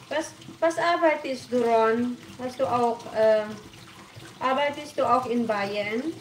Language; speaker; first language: German; non-native, learner; Filipino